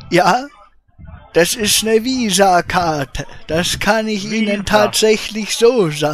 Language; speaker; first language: German; native; German